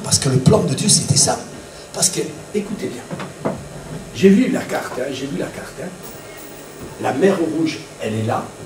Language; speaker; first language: French; native; French